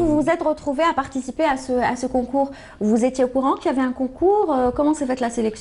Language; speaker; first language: French; non-native, local second language; Arabic